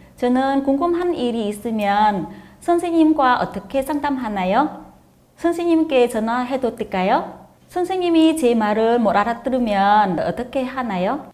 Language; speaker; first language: Korean; non-native, fluent; Vietnamese